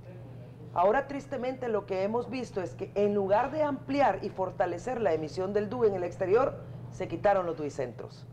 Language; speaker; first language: Spanish; native; Spanish